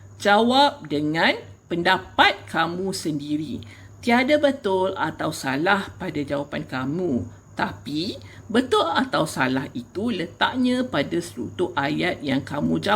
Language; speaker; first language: Malay; native; Malay